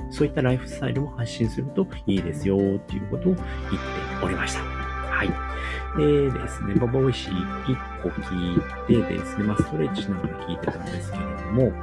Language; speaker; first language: Japanese; native; Japanese